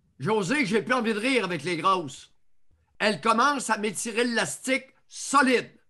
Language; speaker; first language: French; native; French